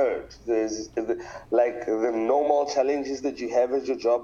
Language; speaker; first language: English; non-native, local second language; Tswana